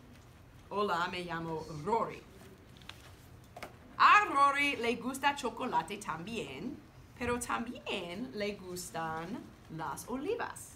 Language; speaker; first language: Spanish; non-native, learner; English